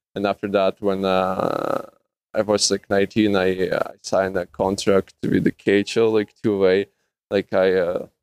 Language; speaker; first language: English; non-native, learner; Russian